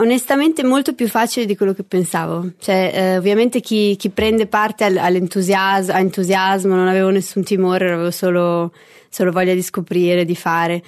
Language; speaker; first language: Italian; native; Italian